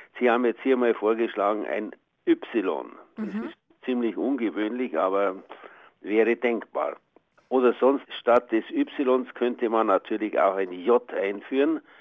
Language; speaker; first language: German; native; German